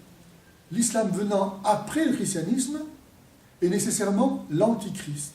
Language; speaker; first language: French; native; French